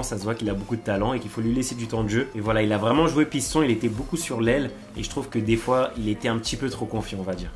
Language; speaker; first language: French; native; French